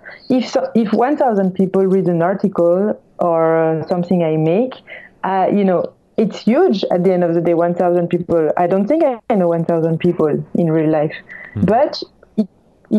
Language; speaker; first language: English; non-native, fluent; French